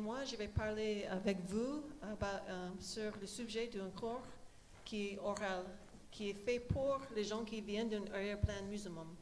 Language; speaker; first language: French; non-native, fluent; English